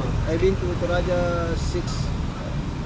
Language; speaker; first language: English; non-native, learner; Indonesian